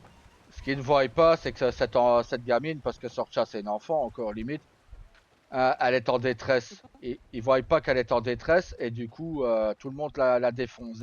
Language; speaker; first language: French; native; French